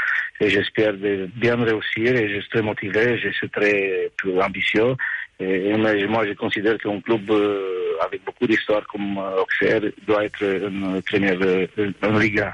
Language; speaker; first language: French; non-native, fluent; Romanian